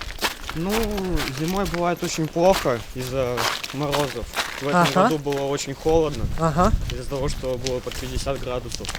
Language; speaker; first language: Russian; native; Russian